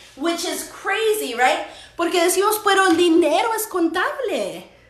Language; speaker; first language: Spanish; early bilingual, heritage; Spanish